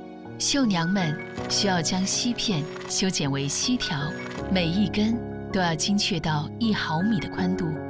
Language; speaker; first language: Chinese; native; Chinese